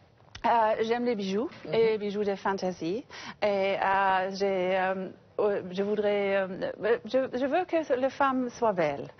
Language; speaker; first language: French; non-native, learner; English